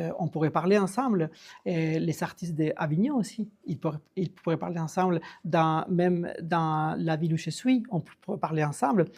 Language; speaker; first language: French; non-native, fluent; Spanish